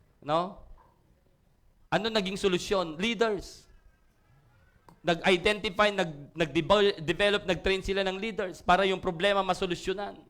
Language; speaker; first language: Filipino; non-native, local second language; Iloko